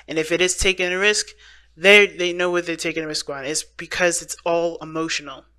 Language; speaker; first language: English; native; English